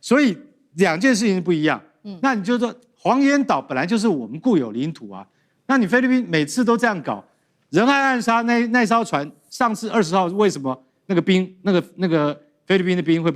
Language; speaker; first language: Chinese; native; Chinese